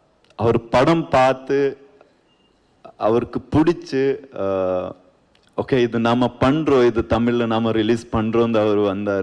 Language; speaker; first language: Tamil; non-native, learner; Kannada